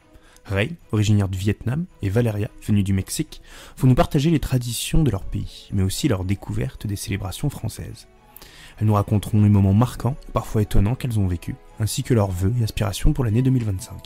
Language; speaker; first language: French; native; French